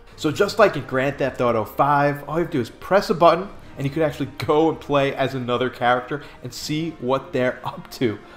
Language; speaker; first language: English; native; English